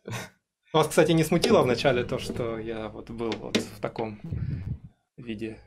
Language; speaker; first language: Russian; native; Russian